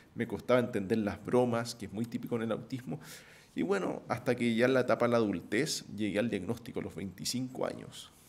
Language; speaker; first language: Spanish; native; Spanish